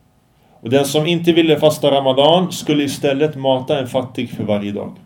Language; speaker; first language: Swedish; early bilingual, other home language; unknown